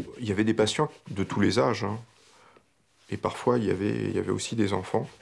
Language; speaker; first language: French; native; French